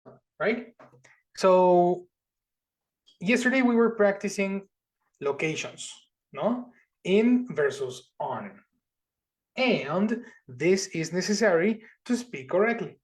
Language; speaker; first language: English; non-native, fluent; Spanish